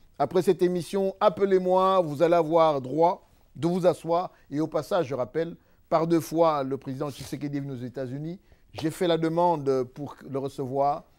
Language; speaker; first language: French; non-native, local second language; Lingala